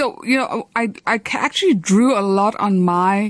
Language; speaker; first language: English; native; English